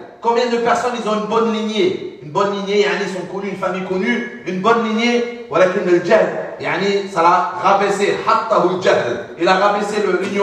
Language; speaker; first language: French; non-native, fluent; Arabic